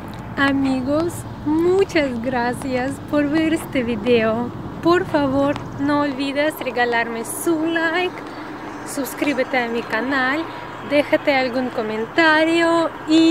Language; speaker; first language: Spanish; non-native, learner; Russian